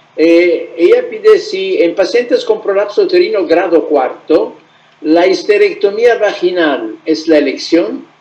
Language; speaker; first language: Spanish; non-native, fluent; Italian